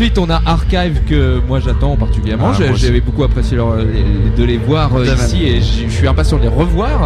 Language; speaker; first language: French; native; French